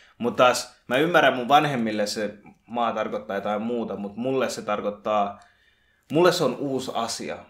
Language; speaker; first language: Finnish; early bilingual, other home language; Bangla